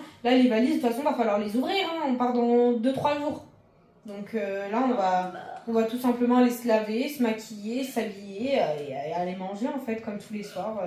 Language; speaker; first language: French; native; French